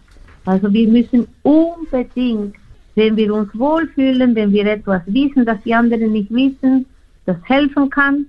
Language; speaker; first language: German; non-native, fluent; Spanish